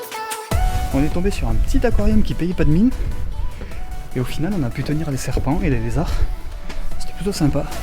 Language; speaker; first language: French; native; French